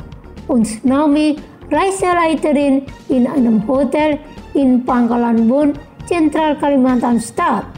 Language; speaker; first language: German; non-native, learner; Indonesian